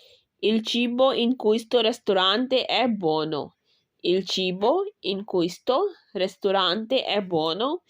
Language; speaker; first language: Italian; non-native, learner; Urdu